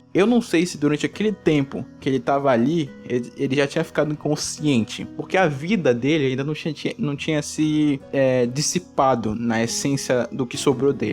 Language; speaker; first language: Portuguese; native; Portuguese